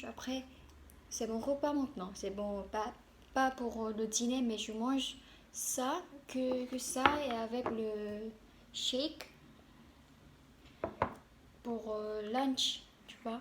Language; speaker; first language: French; non-native, learner; Korean